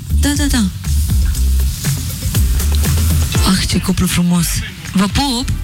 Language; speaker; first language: Romanian; native; Romanian